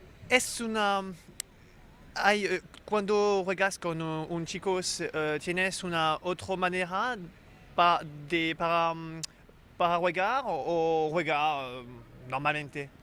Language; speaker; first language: Spanish; non-native, learner; French